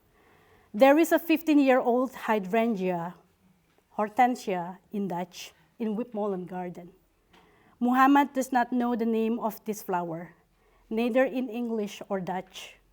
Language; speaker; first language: English; non-native, fluent; Indonesian